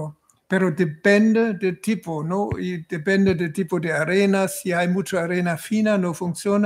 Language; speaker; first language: Spanish; non-native, fluent; German